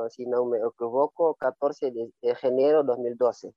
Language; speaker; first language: Spanish; non-native, learner; Wolof